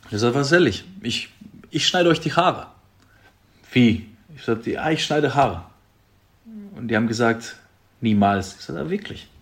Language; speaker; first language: German; non-native, fluent; Greek